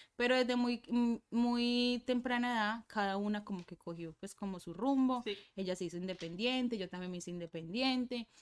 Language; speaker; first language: Spanish; native; Spanish